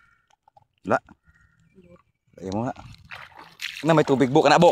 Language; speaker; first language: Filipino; non-native, local second language; Cebuano